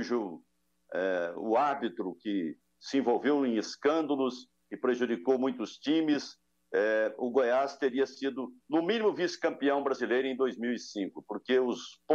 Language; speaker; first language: Portuguese; native; Portuguese